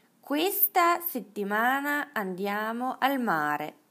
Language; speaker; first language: Italian; non-native, fluent; German